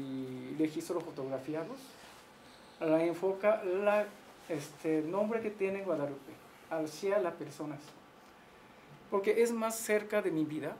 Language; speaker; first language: Spanish; non-native, learner; Japanese